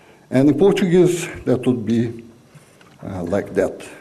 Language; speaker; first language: English; non-native, fluent; Portuguese